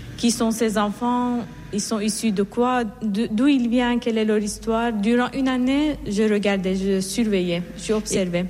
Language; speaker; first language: French; non-native, fluent; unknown